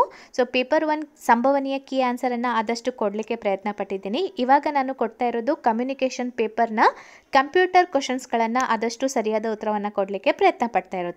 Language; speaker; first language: Kannada; native; Kannada